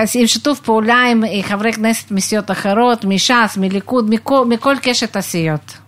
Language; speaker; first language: Hebrew; non-native, fluent; Russian